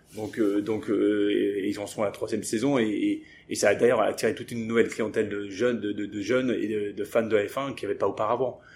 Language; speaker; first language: French; early bilingual, other home language; English